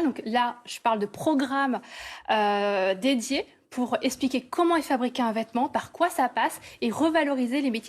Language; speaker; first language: French; native; French